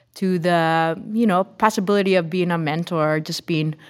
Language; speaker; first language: English; non-native, fluent; Spanish